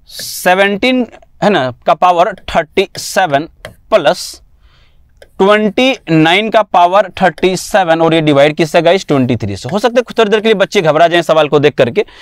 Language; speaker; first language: Hindi; native; Hindi